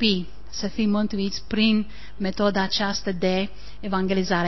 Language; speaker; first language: Romanian; non-native, learner; English